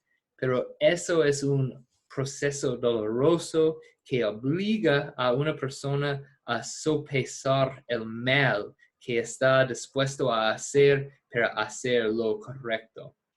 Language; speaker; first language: Spanish; non-native, fluent; English